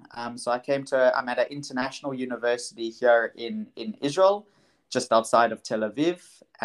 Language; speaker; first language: English; native; English